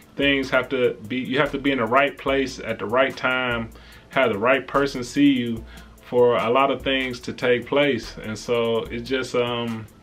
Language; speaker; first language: English; native; English